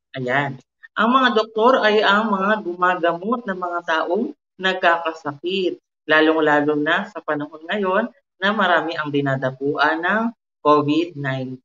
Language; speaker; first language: Filipino; native; Filipino